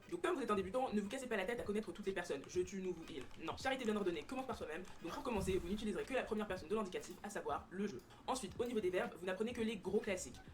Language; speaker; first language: French; native; French